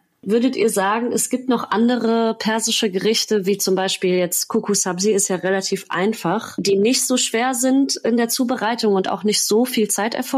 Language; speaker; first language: German; native; German